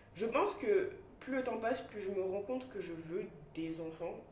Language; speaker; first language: French; native; French